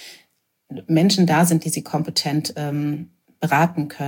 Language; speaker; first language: German; native; German